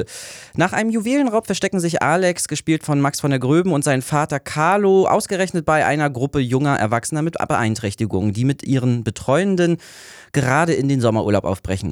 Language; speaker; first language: German; native; German